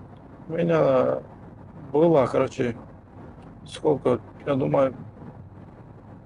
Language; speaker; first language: Russian; non-native, local second language; Kyrgyz